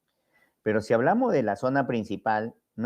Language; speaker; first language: Spanish; native; Spanish